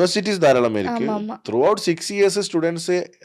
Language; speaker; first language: Tamil; non-native, learner; Malayalam